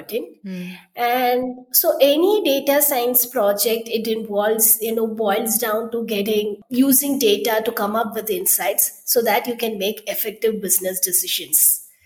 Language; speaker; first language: English; non-native, local second language; Tamil